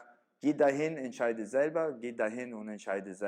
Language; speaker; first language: German; early bilingual, other home language; Italian